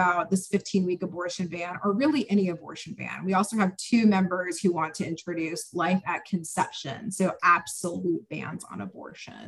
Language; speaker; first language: English; native; English